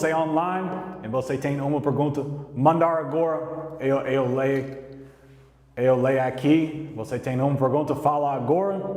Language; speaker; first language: Portuguese; non-native, learner; English